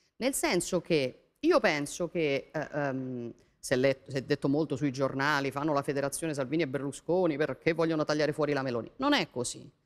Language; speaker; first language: Italian; native; Italian